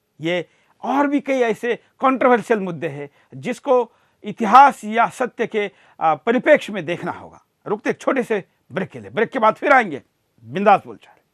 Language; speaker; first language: Hindi; non-native, local second language; Marathi